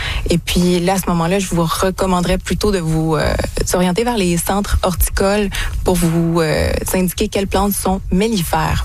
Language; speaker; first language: French; native; French